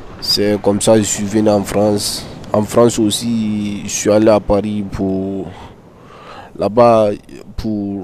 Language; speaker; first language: French; non-native, learner; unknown